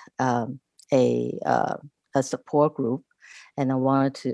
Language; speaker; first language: English; non-native, fluent; Chinese